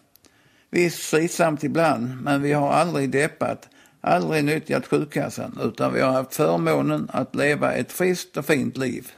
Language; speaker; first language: Swedish; native; Swedish